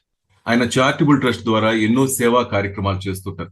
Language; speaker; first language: Telugu; native; Telugu